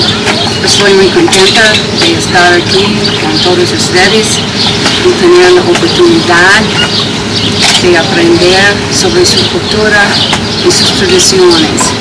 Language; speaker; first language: Spanish; non-native, fluent; English